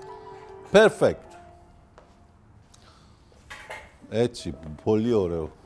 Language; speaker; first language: Greek; non-native, learner; Persian